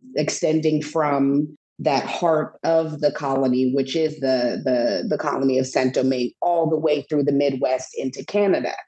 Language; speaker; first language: English; native; English